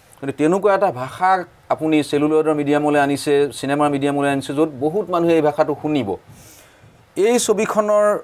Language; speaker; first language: Assamese; native; Assamese